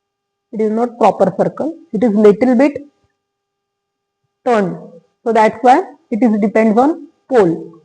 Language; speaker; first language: English; non-native, local second language; Marathi